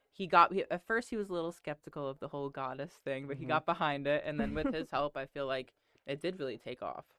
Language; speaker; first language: English; native; English